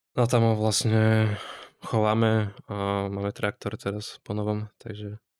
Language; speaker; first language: Slovak; native; Slovak